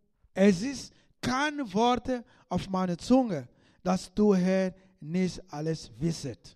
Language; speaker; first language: German; non-native, learner; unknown